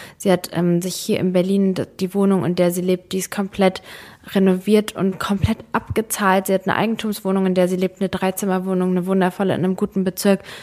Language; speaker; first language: German; early bilingual, other home language; Serbian